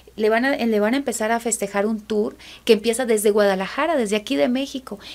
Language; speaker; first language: Spanish; native; Spanish